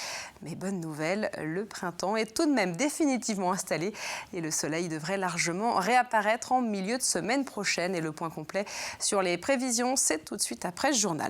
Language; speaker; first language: French; native; French